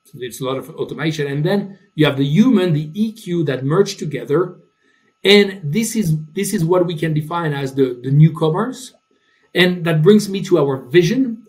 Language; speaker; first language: English; non-native, fluent; French